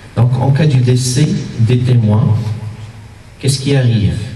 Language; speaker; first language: French; non-native, local second language; Arabic